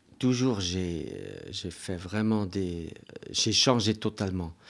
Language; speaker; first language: French; non-native, local second language; German